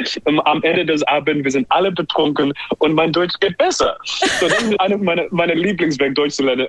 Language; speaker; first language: German; non-native, learner; English